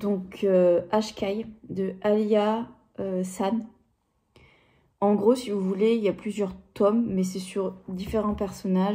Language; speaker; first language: French; native; French